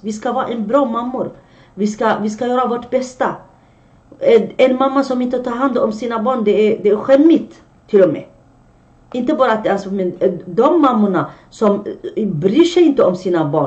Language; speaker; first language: Swedish; non-native, fluent; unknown